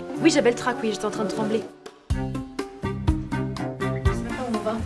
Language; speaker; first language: French; native; French